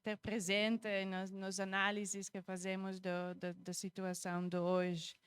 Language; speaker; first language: Portuguese; non-native, fluent; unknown